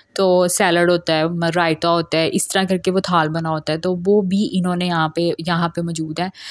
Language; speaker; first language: Urdu; non-native, local second language; Punjabi